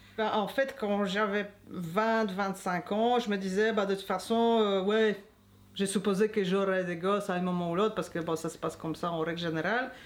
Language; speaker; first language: French; non-native, fluent; Polish